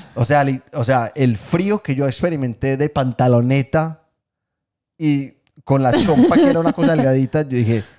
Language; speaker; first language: Spanish; native; Spanish